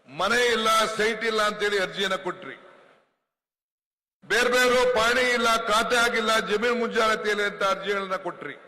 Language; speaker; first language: Kannada; native; Kannada